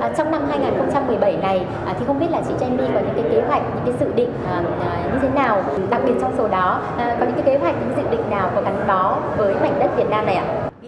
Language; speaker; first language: Vietnamese; native; Vietnamese